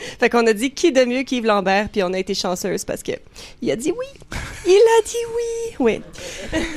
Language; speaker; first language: French; native; French